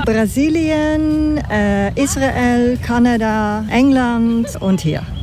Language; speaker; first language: German; non-native, fluent; Dutch